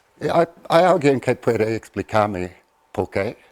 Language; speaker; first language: Spanish; non-native, fluent; English